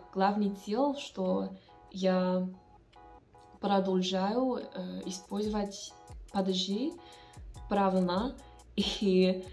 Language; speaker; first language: Russian; non-native, learner; English